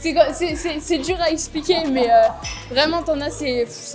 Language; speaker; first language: French; native; French